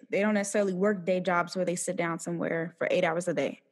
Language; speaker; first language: English; native; English